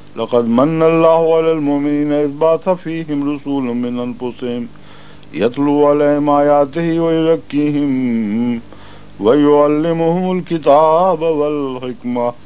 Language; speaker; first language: Arabic; non-native, fluent; Urdu